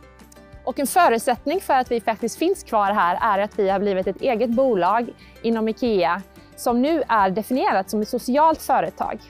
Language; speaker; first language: Swedish; native; Swedish